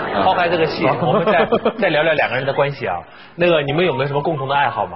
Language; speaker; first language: Chinese; native; Chinese